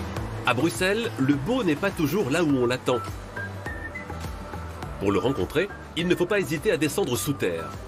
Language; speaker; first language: French; native; French